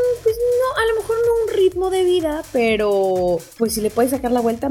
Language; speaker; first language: Spanish; native; Spanish